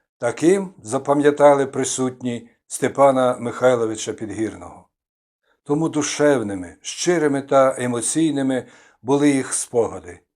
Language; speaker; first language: Ukrainian; native; Ukrainian